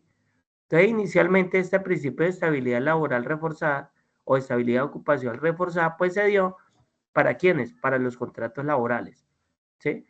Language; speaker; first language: Spanish; native; Spanish